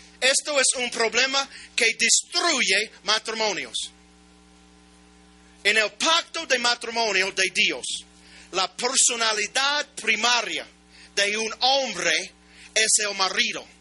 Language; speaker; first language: Spanish; non-native, learner; English